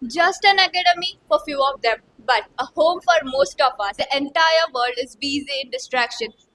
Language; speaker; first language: English; non-native, local second language; Marathi